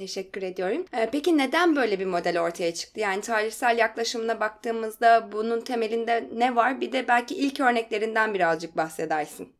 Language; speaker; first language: Turkish; native; Turkish